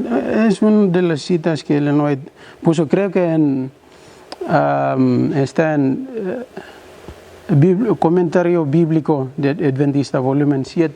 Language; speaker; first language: Spanish; non-native, learner; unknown